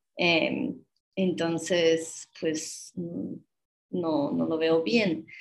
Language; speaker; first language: Spanish; non-native, fluent; English